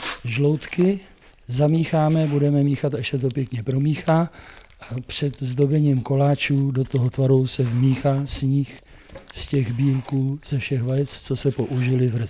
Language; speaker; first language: Czech; native; Czech